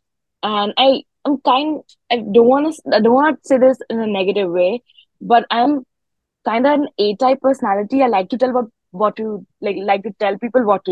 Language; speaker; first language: English; non-native, local second language; Hindi